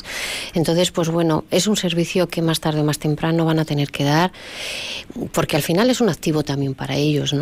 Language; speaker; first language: Spanish; native; Spanish